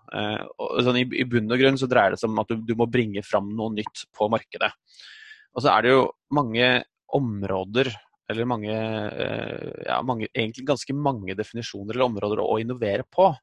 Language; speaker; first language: Norwegian; native; Norwegian